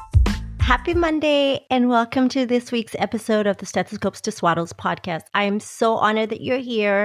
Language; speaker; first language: English; native; English